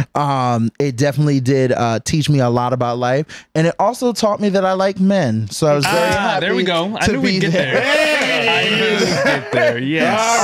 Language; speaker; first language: English; native; English